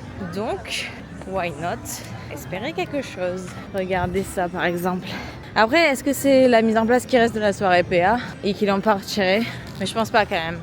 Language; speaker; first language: French; native; French